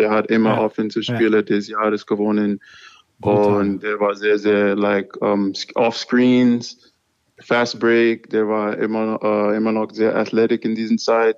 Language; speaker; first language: German; non-native, learner; English